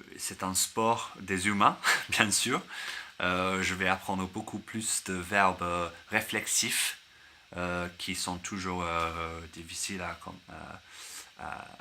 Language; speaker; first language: French; non-native, learner; English